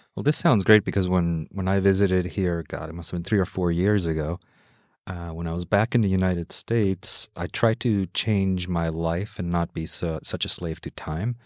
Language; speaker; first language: English; early bilingual, heritage; English